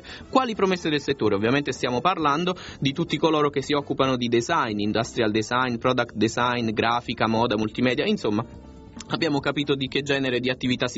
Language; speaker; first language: Italian; native; Italian